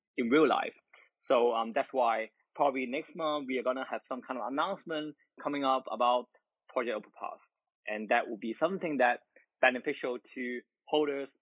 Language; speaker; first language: English; non-native, local second language; Cantonese